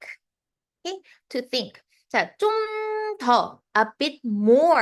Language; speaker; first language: Korean; non-native, fluent; Filipino